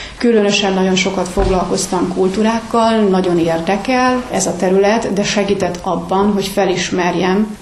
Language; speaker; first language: Hungarian; native; Hungarian